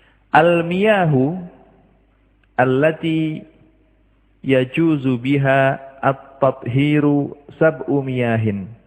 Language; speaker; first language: Arabic; non-native, fluent; Indonesian